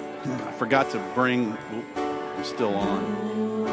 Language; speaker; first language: English; native; English